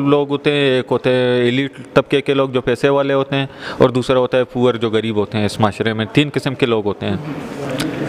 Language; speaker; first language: Urdu; non-native, local second language; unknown